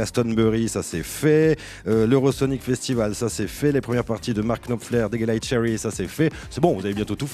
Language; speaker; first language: French; native; French